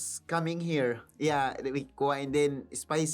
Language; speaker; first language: English; non-native, learner; Filipino